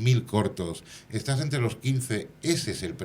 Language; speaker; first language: Spanish; native; Spanish